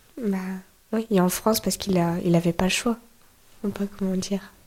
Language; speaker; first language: French; native; French